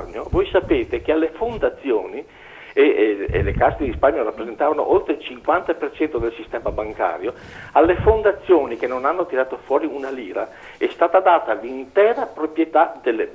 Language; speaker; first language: Italian; native; Italian